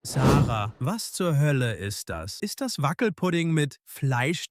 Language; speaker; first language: German; non-native, fluent; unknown